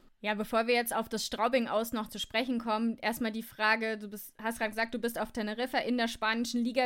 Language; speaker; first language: German; native; German